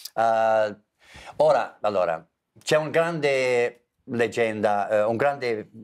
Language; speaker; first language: Italian; non-native, fluent; English